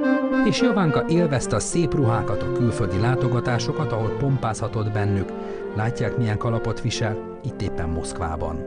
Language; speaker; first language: Hungarian; native; Hungarian